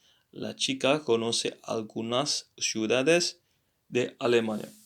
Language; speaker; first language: Spanish; non-native, learner; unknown